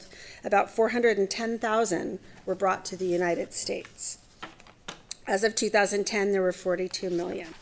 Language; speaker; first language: English; native; English